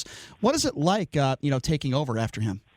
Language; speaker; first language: English; native; English